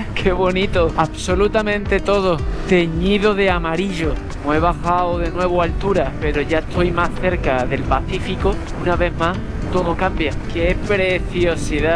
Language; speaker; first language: Spanish; native; Spanish